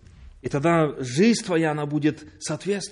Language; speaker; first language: Polish; non-native, learner; Russian